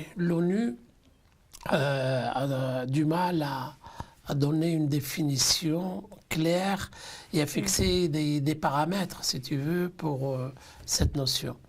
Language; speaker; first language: French; non-native, local second language; Arabic